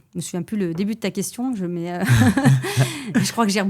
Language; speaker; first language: French; native; French